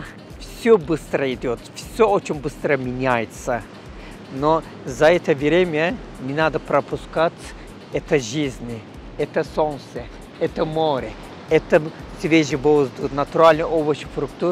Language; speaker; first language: Russian; non-native, learner; Turkish